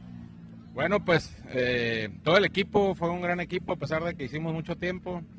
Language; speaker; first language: Spanish; native; Spanish